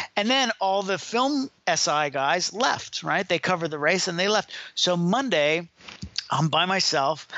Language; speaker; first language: English; native; English